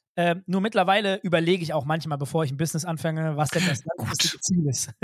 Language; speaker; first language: German; native; German